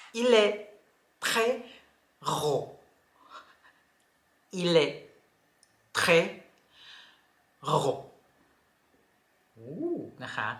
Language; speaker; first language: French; non-native, fluent; Thai